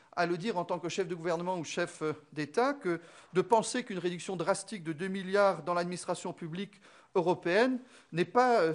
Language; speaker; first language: French; non-native, local second language; Luxembourgish